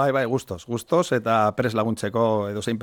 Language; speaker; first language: Basque; non-native, local second language; Spanish